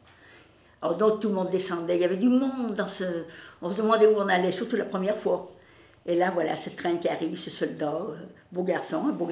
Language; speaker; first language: French; native; French